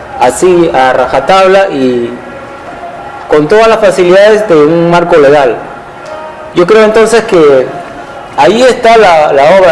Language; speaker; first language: Spanish; native; Spanish